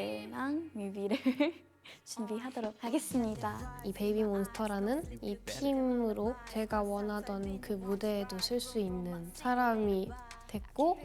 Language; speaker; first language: Korean; non-native, fluent; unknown